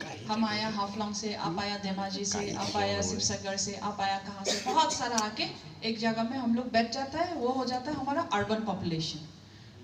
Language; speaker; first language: Hindi; non-native, local second language; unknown